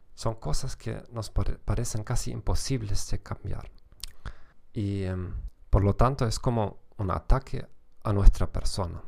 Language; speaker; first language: Spanish; non-native, fluent; German